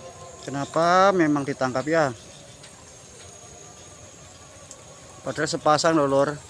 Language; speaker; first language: Indonesian; non-native, local second language; Javanese